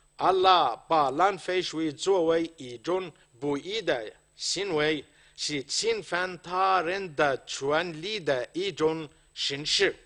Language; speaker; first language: Chinese; non-native, fluent; Arabic